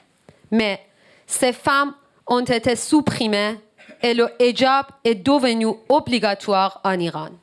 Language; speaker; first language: French; non-native, learner; Persian